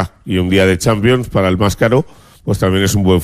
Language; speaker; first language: Spanish; native; Spanish